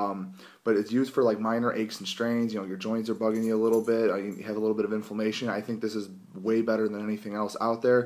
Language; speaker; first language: English; native; English